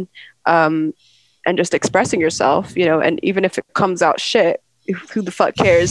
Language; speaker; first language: English; native; English